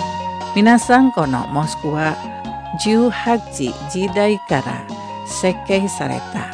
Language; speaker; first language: Japanese; non-native, fluent; Indonesian